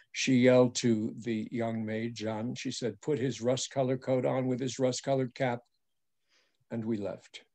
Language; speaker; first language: English; early bilingual, other home language; French